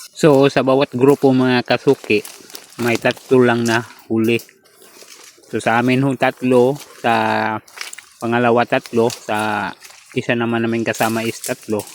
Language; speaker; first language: Filipino; non-native, local second language; Cebuano